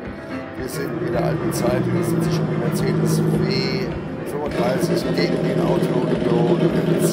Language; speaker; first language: German; native; German